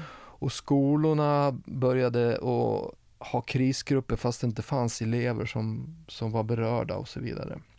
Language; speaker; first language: Swedish; native; Swedish